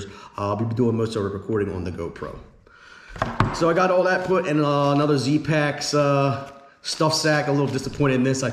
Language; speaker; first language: English; native; English